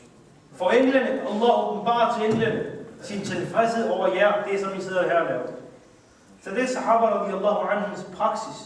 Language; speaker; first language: Danish; early bilingual, other home language; Urdu